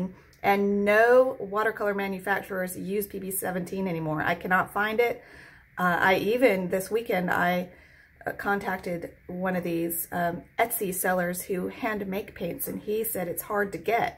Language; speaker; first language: English; native; English